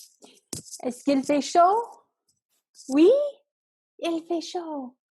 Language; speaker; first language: French; non-native, fluent; English